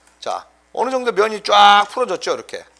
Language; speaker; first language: Korean; native; Korean